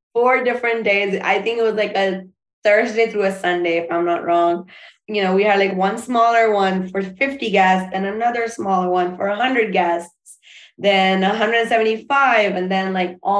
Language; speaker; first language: English; non-native, local second language; Urdu